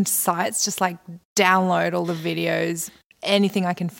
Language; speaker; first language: English; non-native, local second language; Korean